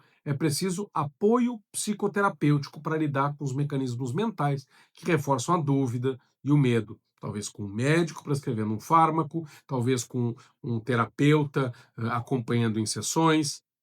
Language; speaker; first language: Portuguese; native; Portuguese